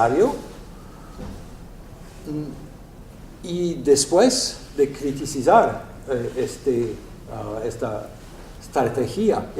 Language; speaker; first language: Spanish; non-native, learner; French